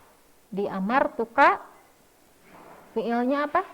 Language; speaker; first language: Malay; non-native, local second language; Sundanese